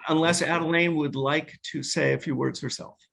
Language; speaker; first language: English; native; English